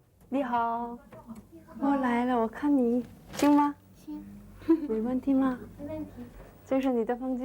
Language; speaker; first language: Chinese; non-native, learner; Korean